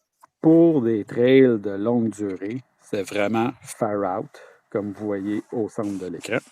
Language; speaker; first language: French; native; French